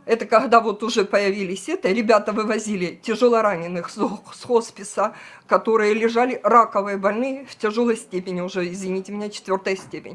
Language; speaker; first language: Russian; native; Russian